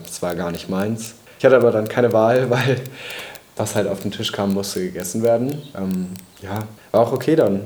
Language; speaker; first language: German; native; German